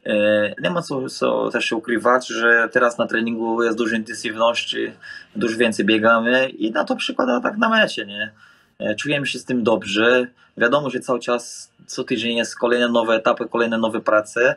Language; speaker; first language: Polish; non-native, fluent; Portuguese